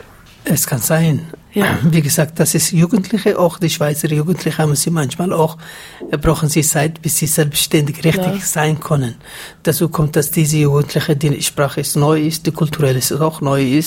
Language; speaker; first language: German; non-native, fluent; Somali